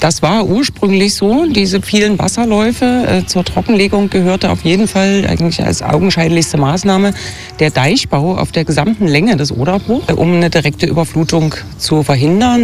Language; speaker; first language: German; native; German